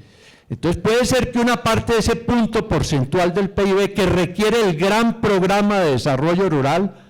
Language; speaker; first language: Spanish; native; Spanish